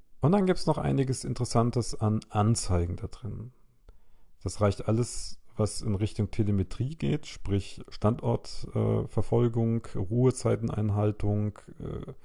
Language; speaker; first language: German; native; German